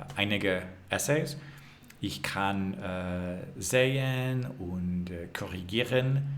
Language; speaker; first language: German; non-native, learner; English